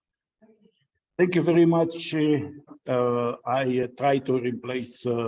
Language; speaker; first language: English; non-native, fluent; Romanian